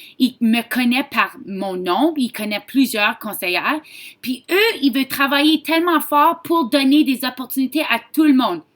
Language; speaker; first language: French; native; French